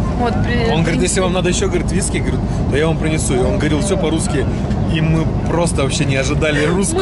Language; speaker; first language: Russian; native; Russian